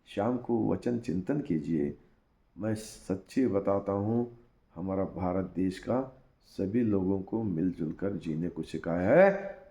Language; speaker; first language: Hindi; non-native, local second language; Kannada